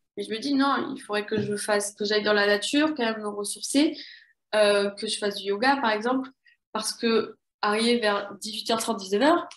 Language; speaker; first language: French; native; French